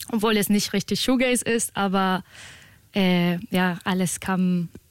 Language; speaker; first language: German; non-native, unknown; Spanish